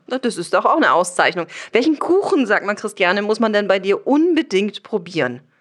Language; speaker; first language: German; native; German